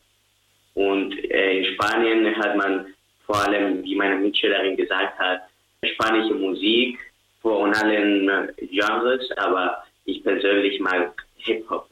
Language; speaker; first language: German; non-native, fluent; Spanish